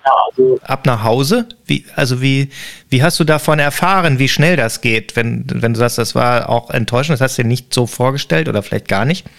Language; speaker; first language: German; native; German